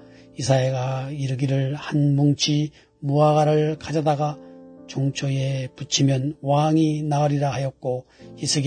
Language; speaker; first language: Korean; native; Korean